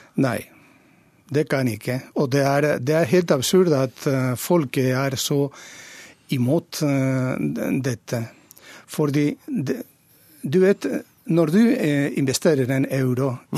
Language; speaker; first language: Norwegian; non-native, fluent; Catalan